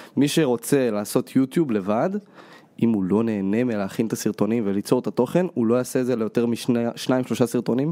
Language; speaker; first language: Hebrew; early bilingual, other home language; Russian